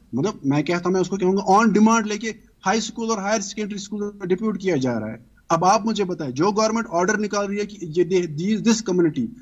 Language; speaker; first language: Urdu; native; Urdu